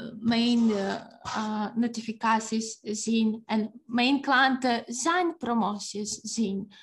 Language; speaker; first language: Dutch; non-native, fluent; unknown